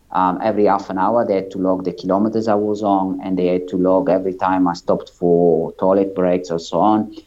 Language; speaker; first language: English; non-native, fluent; Italian